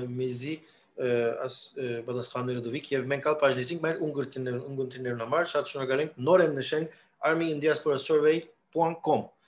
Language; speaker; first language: Armenian; early bilingual, heritage; Armenian